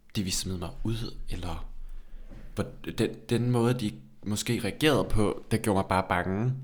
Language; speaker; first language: Danish; early bilingual, other home language; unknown